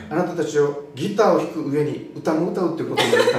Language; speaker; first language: Japanese; native; Japanese